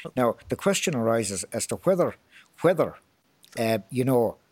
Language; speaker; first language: English; native; English